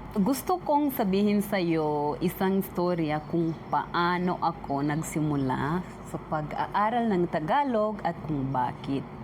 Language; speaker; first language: Filipino; non-native, fluent; Swahili